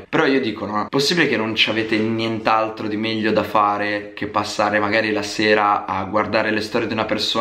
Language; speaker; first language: Italian; native; Italian